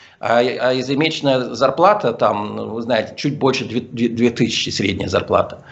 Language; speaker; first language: Russian; early bilingual, heritage; Russian